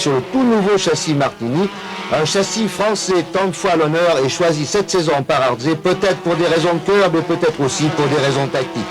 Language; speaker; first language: French; native; French